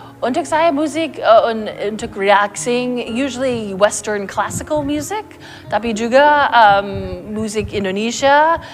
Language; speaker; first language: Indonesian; non-native, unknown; English